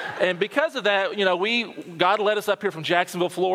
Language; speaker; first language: English; native; English